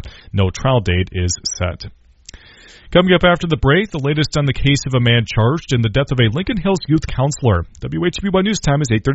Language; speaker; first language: English; native; English